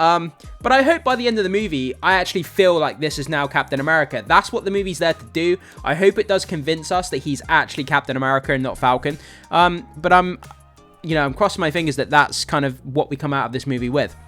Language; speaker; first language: English; native; English